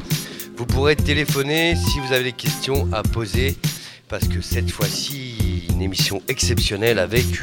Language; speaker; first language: French; native; French